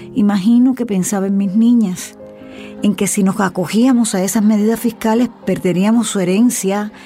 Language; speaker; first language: Spanish; native; Spanish